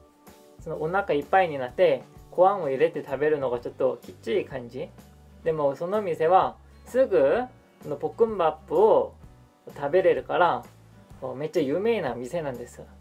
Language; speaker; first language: Japanese; non-native, fluent; Korean